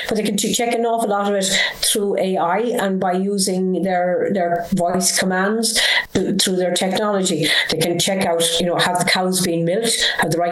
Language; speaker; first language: English; native; English